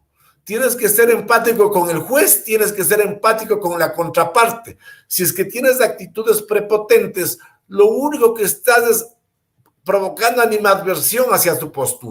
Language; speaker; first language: Spanish; native; Spanish